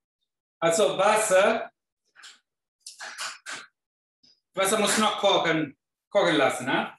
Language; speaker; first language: German; non-native, fluent; Italian